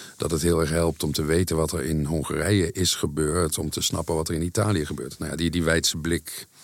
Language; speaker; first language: Dutch; native; Dutch